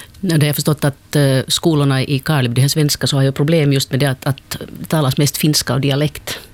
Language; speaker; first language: Swedish; native; Swedish